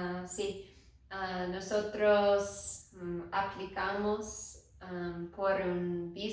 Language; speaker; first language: Spanish; non-native, learner; English